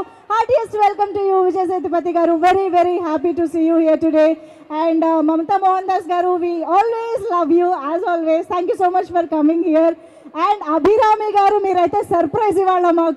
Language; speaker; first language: Telugu; native; Telugu